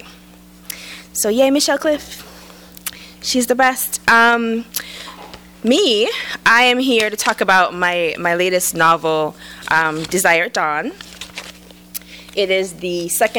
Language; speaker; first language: English; early bilingual, other home language; Jamaican Creole English